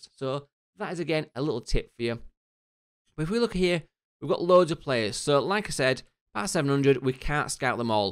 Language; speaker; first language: English; native; English